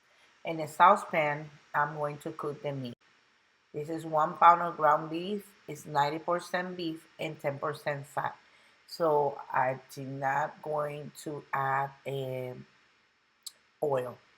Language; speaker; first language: English; non-native, local second language; Spanish